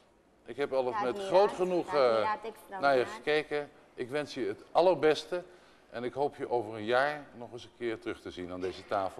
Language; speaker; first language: Dutch; native; Dutch